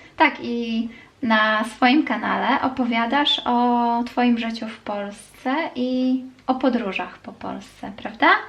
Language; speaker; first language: Polish; native; Polish